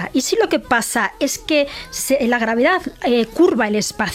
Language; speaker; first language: Spanish; native; Spanish